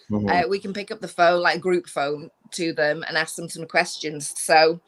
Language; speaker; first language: English; native; English